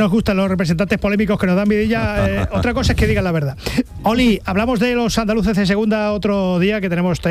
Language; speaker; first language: Spanish; native; Spanish